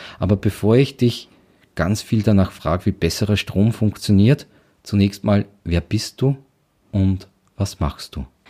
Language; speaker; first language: German; native; German